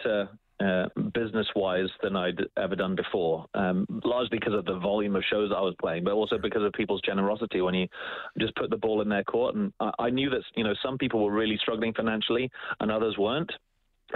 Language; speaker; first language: English; native; English